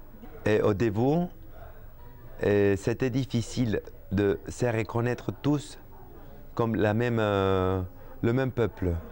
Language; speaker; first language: French; non-native, fluent; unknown